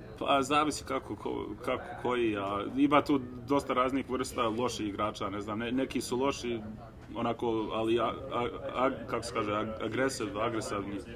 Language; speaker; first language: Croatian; early bilingual, heritage; Serbian